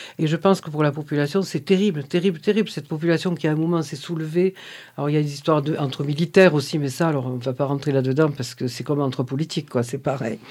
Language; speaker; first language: French; native; French